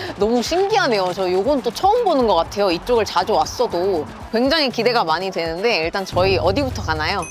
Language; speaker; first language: Korean; native; Korean